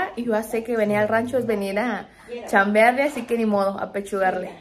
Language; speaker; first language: Spanish; native; Spanish